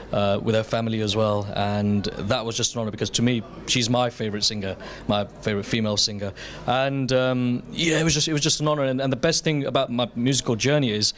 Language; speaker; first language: English; early bilingual, other home language; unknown